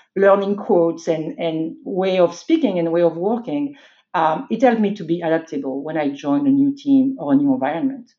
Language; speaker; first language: English; non-native, fluent; French